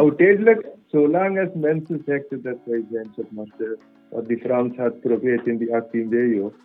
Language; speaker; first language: Dutch; non-native, fluent; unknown